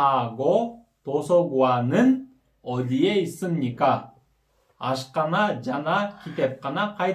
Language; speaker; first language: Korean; non-native, fluent; Kyrgyz